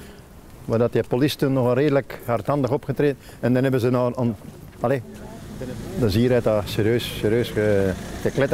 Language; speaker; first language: Dutch; native; Dutch